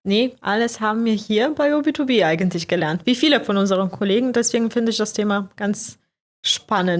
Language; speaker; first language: German; non-native, fluent; Croatian